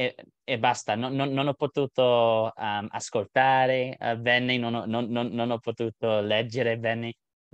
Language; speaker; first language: Italian; non-native, learner; English